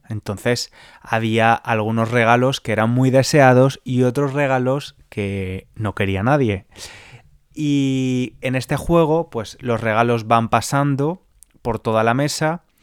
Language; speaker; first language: Spanish; native; Spanish